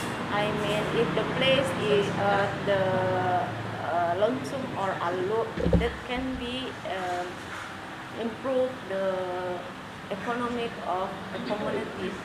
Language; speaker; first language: English; non-native, learner; Indonesian